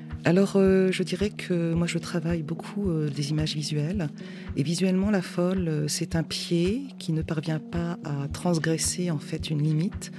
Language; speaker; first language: French; native; French